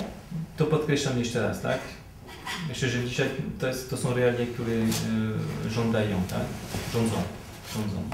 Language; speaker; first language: Polish; non-native, fluent; French